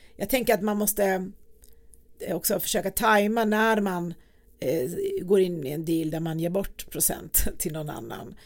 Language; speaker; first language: Swedish; early bilingual, other home language; Persian